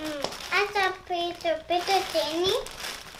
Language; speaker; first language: Romanian; early bilingual, heritage; Romanian